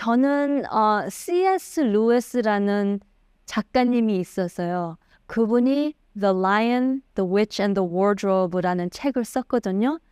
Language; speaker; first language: Korean; early bilingual, heritage; Korean